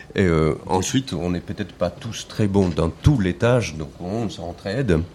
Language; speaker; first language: French; non-native, fluent; Spanish